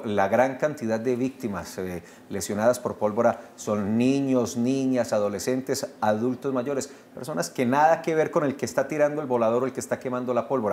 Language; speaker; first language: Spanish; native; Spanish